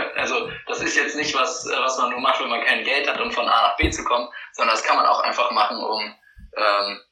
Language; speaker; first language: German; native; German